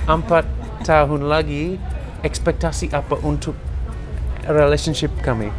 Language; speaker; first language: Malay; non-native, learner; English